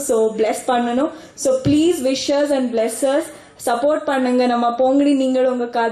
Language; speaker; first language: Tamil; non-native, local second language; Kannada